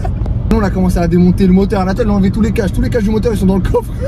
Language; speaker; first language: French; native; French